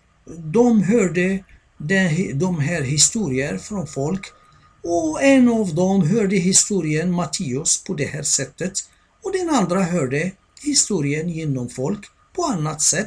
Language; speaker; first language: Swedish; non-native, fluent; Arabic